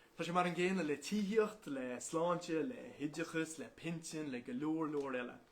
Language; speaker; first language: Irish; non-native, local second language; English